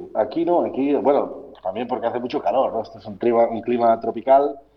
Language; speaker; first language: Spanish; native; Spanish